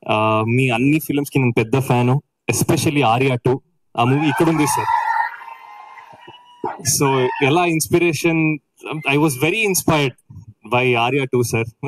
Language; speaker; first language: Telugu; non-native, learner; Kannada